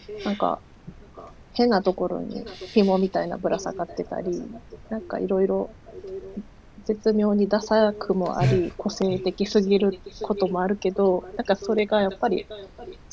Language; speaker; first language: Japanese; native; Japanese